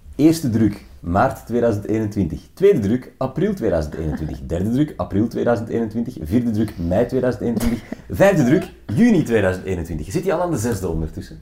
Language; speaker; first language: Dutch; native; Dutch